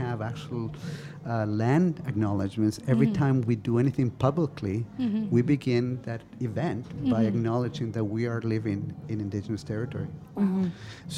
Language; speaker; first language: English; non-native, fluent; Spanish